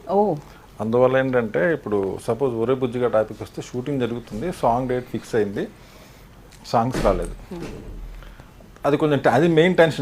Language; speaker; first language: Telugu; native; Telugu